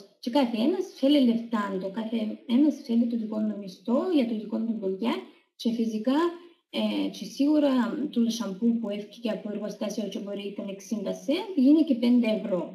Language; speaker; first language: Greek; non-native, learner; Russian